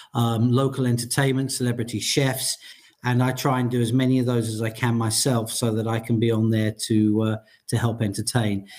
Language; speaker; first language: English; native; English